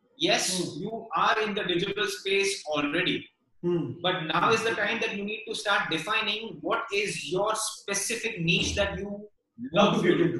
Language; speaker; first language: English; non-native, local second language; Gujarati